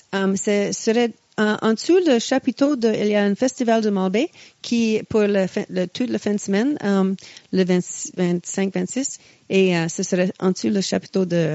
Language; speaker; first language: French; non-native, local second language; English